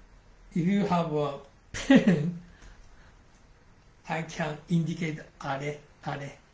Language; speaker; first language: English; non-native, learner; Japanese